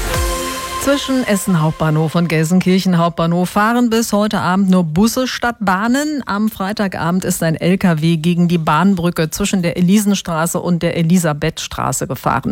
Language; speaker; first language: German; native; German